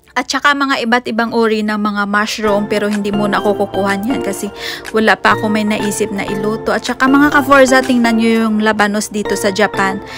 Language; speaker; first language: Filipino; native; Filipino